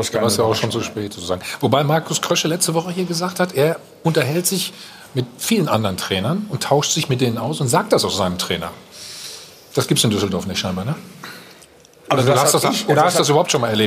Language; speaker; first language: German; native; German